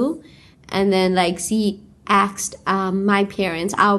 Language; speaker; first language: English; non-native, local second language; Nepali